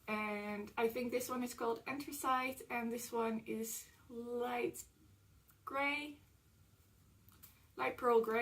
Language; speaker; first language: English; non-native, fluent; Dutch